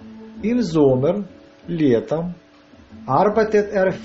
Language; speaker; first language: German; non-native, learner; Russian